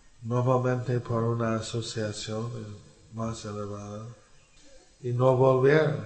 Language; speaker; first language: Spanish; non-native, learner; English